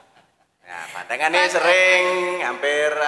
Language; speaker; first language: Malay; non-native, local second language; Javanese